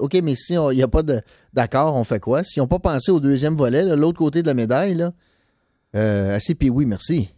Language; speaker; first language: French; native; French